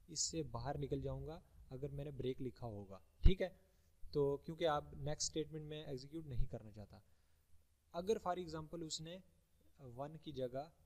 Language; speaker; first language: Hindi; native; Hindi